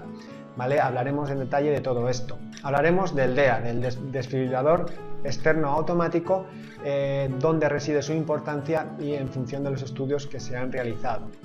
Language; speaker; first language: Spanish; native; Spanish